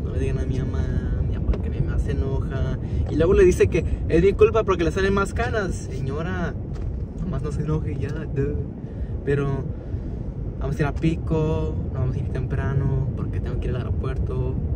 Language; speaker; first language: Spanish; early bilingual, heritage; Spanish